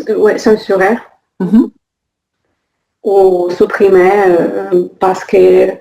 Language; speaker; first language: French; non-native, learner; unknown